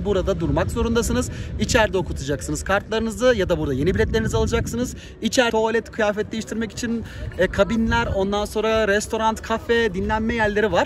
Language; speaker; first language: Turkish; native; Turkish